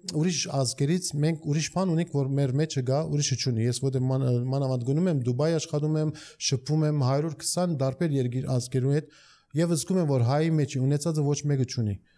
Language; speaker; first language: Armenian; early bilingual, heritage; Armenian